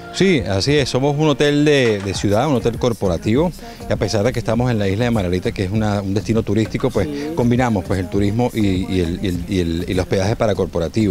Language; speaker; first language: Spanish; native; Spanish